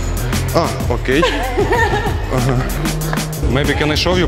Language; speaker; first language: English; non-native, learner; Russian